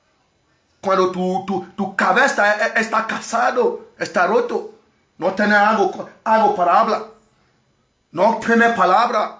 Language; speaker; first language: Spanish; non-native, learner; Bini